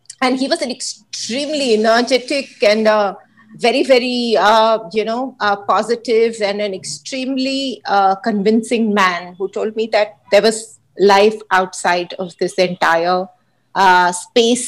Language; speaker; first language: English; non-native, local second language; Hindi